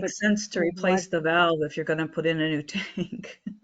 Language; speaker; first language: English; native; English